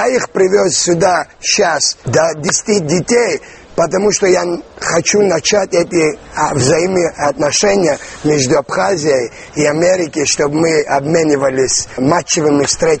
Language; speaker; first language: Russian; non-native, local second language; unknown